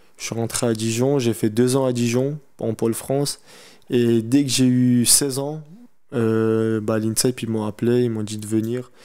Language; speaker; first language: French; early bilingual, other home language; Chechen